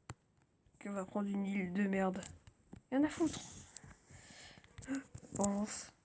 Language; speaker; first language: French; native; French